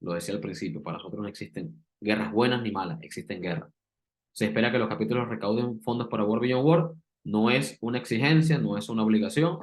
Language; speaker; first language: Spanish; native; Spanish